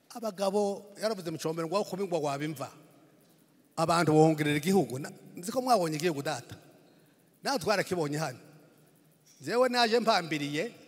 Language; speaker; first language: Kinyarwanda; native; Kinyarwanda